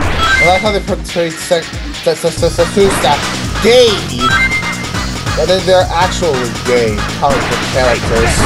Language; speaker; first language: English; native; English